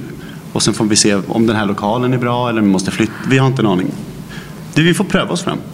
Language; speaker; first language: Swedish; native; Swedish